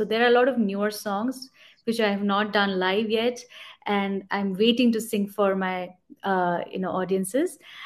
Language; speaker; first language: English; non-native, local second language; Bangla